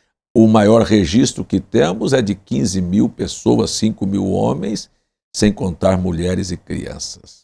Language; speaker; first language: Portuguese; native; Portuguese